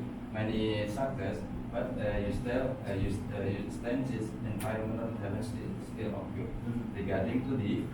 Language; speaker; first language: English; non-native, learner; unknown